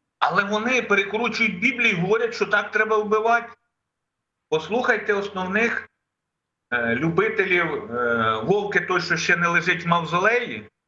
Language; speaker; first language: Ukrainian; non-native, local second language; Russian